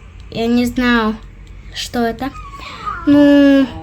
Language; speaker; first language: Russian; non-native, learner; English